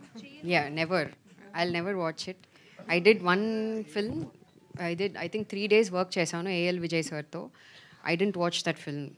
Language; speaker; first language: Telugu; non-native, learner; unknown